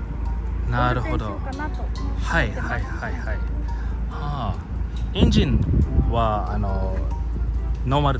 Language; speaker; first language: Japanese; non-native, fluent; English